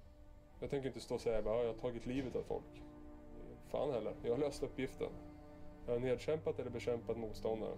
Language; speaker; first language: Swedish; native; Swedish